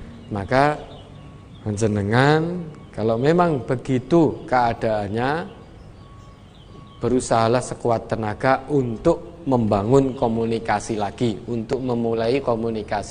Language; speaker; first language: Indonesian; non-native, local second language; Javanese